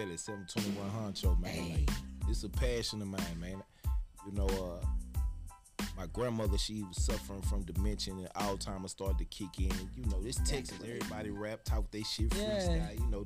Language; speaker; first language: English; native; English